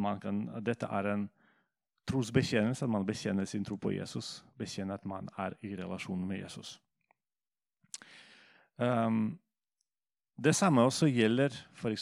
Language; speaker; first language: Norwegian; non-native, fluent; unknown